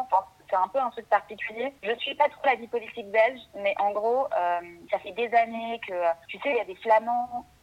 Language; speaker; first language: French; native; French